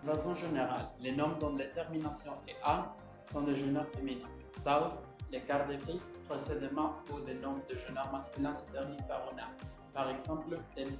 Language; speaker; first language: French; non-native, learner; Spanish